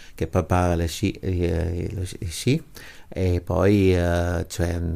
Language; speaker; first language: Italian; non-native, local second language; German